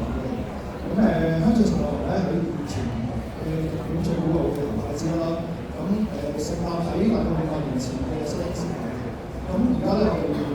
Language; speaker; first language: Cantonese; native; Cantonese